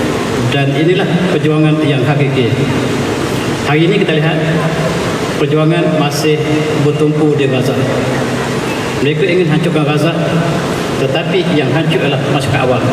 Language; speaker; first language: Malay; native; Malay